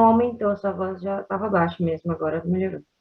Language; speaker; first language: Portuguese; native; Portuguese